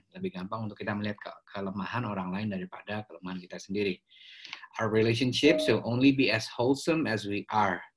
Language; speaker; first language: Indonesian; native; Indonesian